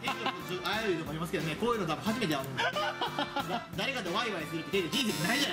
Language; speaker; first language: Japanese; native; Japanese